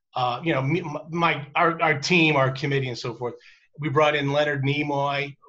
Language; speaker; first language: English; native; English